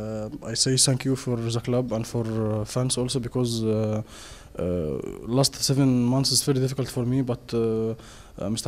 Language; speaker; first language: English; non-native, learner; Arabic